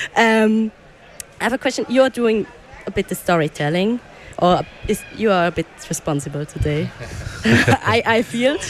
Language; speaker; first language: English; non-native, fluent; German